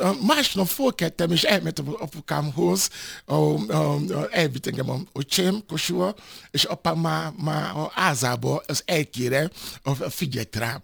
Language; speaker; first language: Hungarian; non-native, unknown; Yoruba